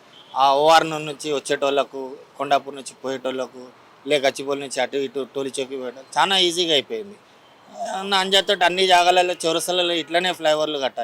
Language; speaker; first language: Telugu; native; Telugu